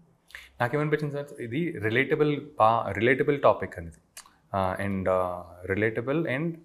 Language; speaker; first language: Telugu; native; Telugu